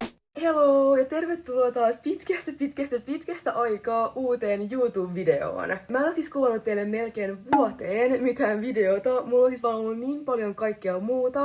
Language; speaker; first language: Finnish; native; Finnish